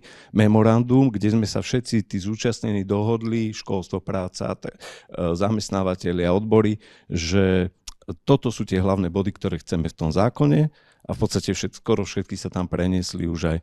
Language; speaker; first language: Slovak; native; Slovak